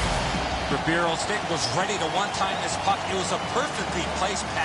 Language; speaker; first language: English; native; English